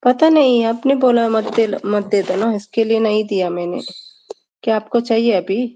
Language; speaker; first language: Hindi; non-native, local second language; Kannada